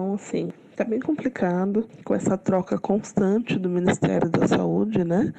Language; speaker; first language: Portuguese; native; Portuguese